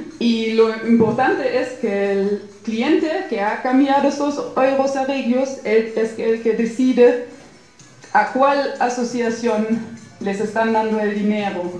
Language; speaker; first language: Spanish; non-native, fluent; German